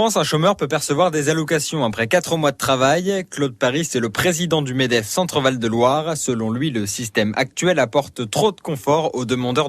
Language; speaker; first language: French; native; French